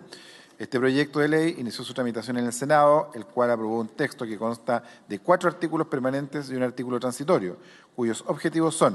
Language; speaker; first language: Spanish; native; Spanish